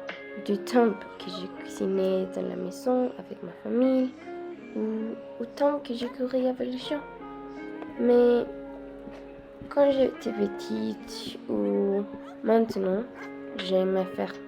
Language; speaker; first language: French; non-native, learner; Spanish